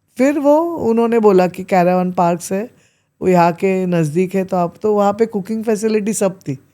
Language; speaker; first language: Hindi; non-native, local second language; Marathi